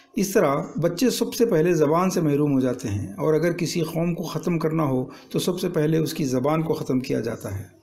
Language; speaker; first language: Urdu; native; Urdu